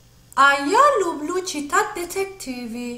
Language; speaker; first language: Russian; non-native, fluent; Persian